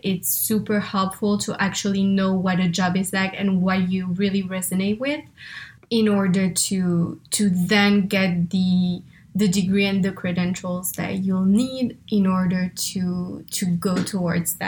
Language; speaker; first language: English; non-native, fluent; French